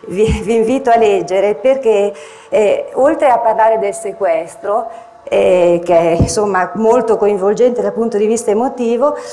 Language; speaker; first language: Italian; native; Italian